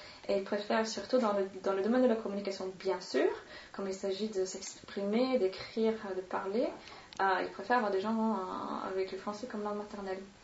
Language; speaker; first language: French; non-native, fluent; Swedish